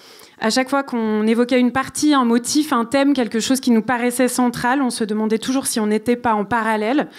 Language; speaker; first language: French; native; French